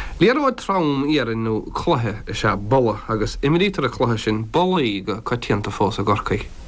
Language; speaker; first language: Irish; native; Irish